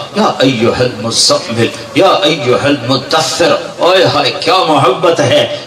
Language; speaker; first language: Urdu; non-native, local second language; Punjabi